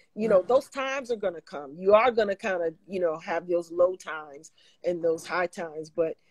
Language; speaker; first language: English; native; English